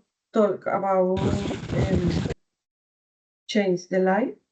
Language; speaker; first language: English; non-native, learner; Spanish